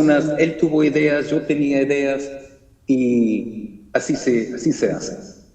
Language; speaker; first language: Spanish; early bilingual, heritage; German